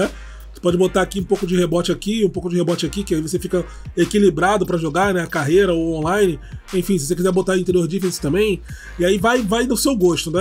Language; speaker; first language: Portuguese; native; Portuguese